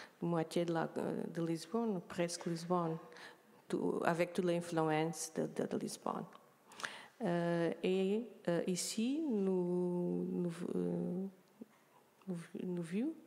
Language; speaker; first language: French; non-native, learner; Portuguese